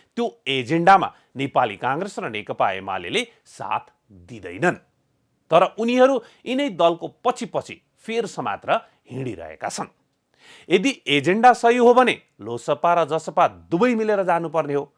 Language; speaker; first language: Nepali; native; Nepali